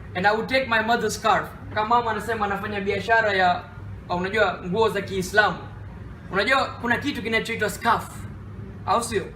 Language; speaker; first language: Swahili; non-native, local second language; Gujarati